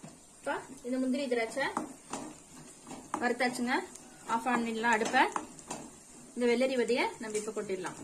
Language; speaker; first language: Tamil; native; Tamil